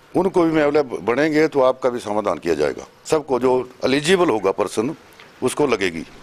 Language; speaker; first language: Hindi; native; Hindi